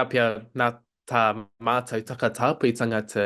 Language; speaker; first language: Māori; non-native, local second language; English